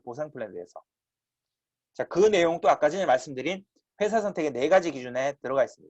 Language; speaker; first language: Korean; native; Korean